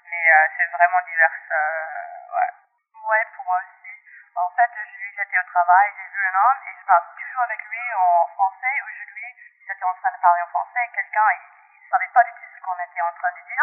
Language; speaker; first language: French; non-native, local second language; English